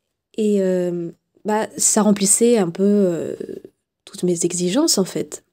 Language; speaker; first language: French; native; French